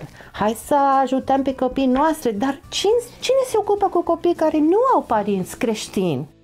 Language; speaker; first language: Romanian; non-native, learner; English